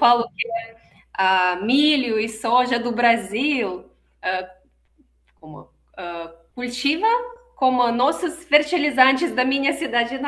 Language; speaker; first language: Portuguese; non-native, fluent; Russian